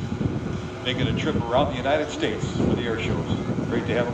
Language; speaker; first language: English; native; English